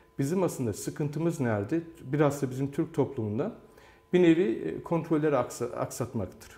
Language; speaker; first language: Turkish; early bilingual, heritage; Turkish